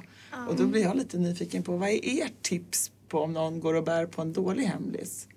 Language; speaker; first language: Swedish; native; Swedish